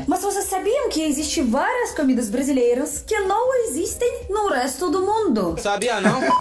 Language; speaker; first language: Portuguese; non-native, fluent; Russian